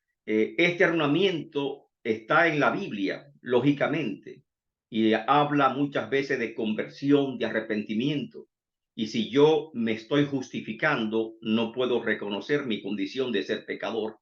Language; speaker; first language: Spanish; native; Spanish